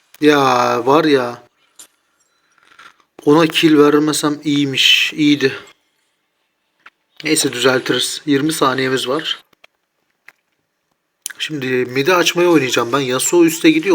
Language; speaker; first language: Turkish; native; Turkish